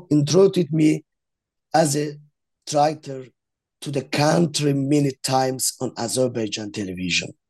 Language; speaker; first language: English; non-native, learner; Azerbaijani